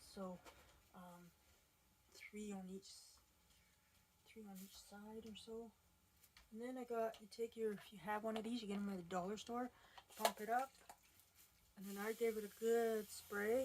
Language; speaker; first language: English; native; English